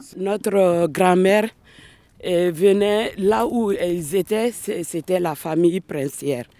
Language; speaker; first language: French; non-native, local second language; Bambara